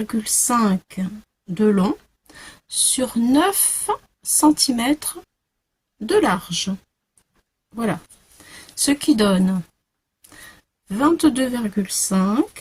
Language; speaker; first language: French; native; French